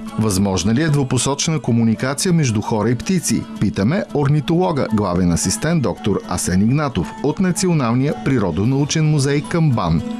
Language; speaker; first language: Bulgarian; native; Bulgarian